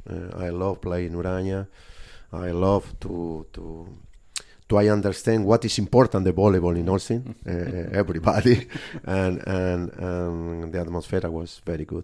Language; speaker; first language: English; non-native, learner; Spanish